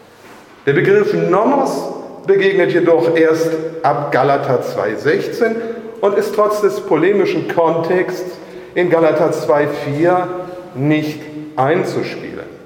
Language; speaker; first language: German; native; German